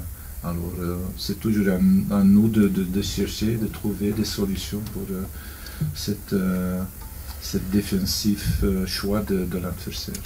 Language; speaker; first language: French; non-native, local second language; Dutch